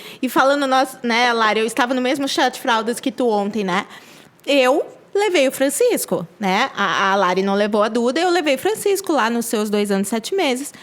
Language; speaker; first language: Portuguese; native; Portuguese